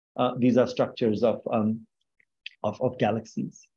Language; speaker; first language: English; non-native, local second language; Bangla